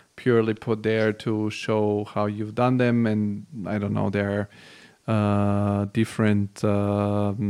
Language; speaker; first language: English; non-native, fluent; Bulgarian